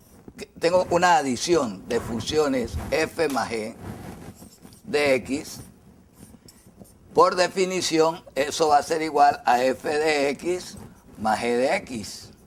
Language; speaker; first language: Spanish; native; Spanish